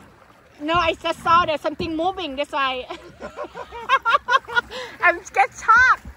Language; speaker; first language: English; non-native, learner; Thai